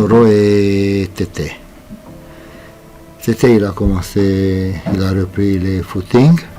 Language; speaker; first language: French; non-native, fluent; Romanian